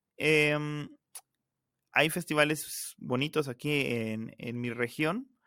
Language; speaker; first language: Spanish; native; Spanish